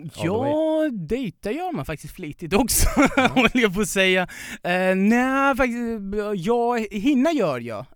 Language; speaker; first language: Swedish; non-native, fluent; Persian